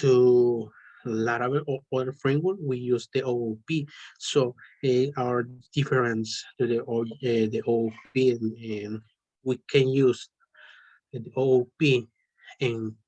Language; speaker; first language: English; non-native, learner; Spanish